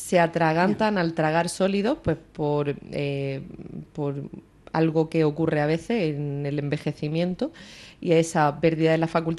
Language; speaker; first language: Spanish; native; Spanish